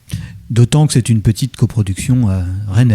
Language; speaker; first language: French; native; French